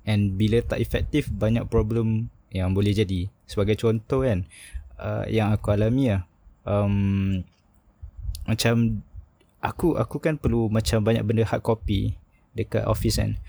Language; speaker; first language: Malay; native; Malay